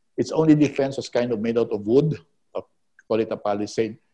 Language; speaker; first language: English; non-native, local second language; Filipino